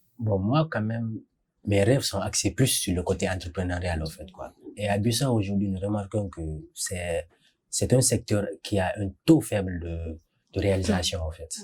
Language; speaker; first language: French; non-native, fluent; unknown